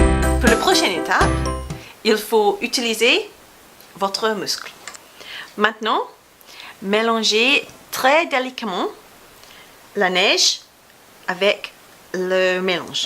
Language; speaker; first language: French; non-native, fluent; English